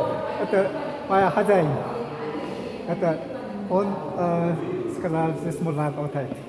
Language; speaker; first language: Russian; non-native, learner; Korean